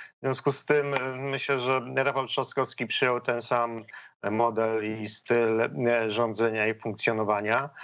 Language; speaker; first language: Polish; native; Polish